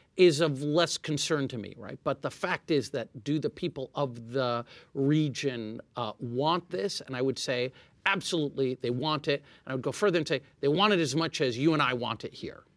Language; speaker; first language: English; non-native, fluent; Arabic